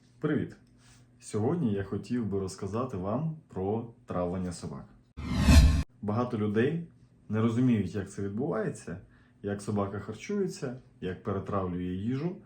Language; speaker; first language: Ukrainian; native; Ukrainian